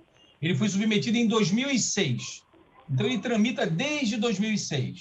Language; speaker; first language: Portuguese; native; Portuguese